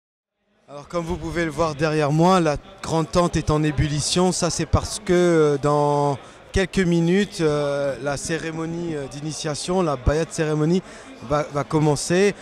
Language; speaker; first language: French; native; French